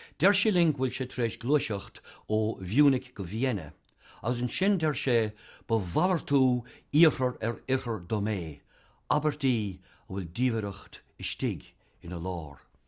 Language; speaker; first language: Irish; native; Irish